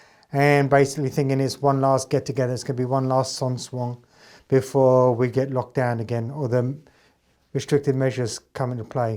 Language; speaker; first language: English; native; English